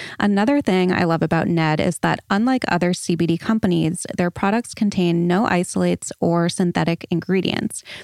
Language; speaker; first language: English; native; English